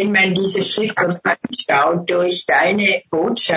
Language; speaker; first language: German; non-native, fluent; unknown